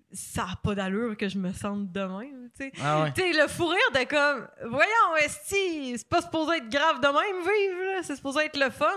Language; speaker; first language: French; native; French